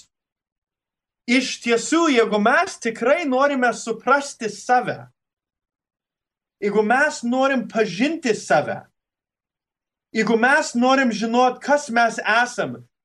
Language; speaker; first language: Lithuanian; early bilingual, heritage; Lithuanian